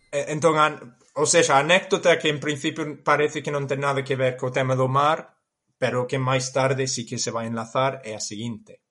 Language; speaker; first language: Galician; non-native, fluent; English